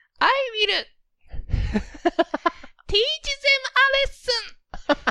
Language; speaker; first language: English; non-native, learner; Japanese